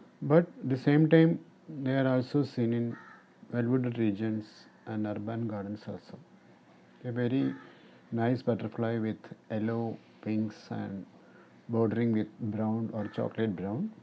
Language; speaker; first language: English; non-native, local second language; Malayalam